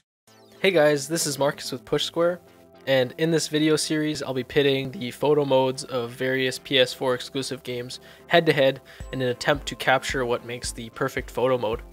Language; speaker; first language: English; native; English